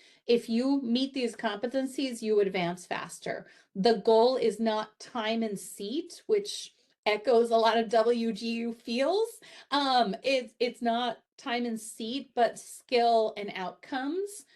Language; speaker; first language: English; native; English